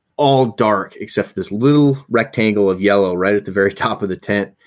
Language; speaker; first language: English; native; English